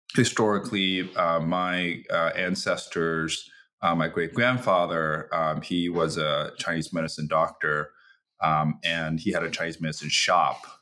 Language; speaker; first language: English; early bilingual, other home language; Chinese